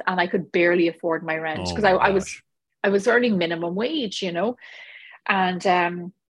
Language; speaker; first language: English; native; English